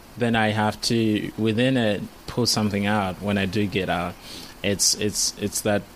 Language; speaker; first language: English; non-native, local second language; Kinyarwanda